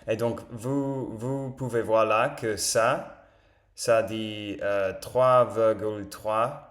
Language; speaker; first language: French; non-native, learner; English